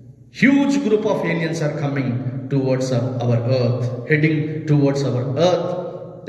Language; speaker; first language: English; non-native, local second language; Telugu